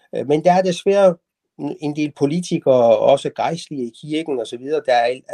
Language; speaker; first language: Danish; non-native, fluent; Persian